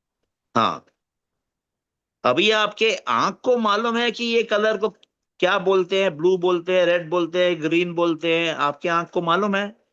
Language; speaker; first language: Hindi; native; Hindi